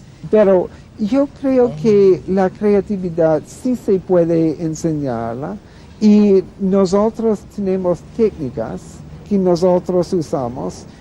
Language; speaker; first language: Spanish; non-native, fluent; English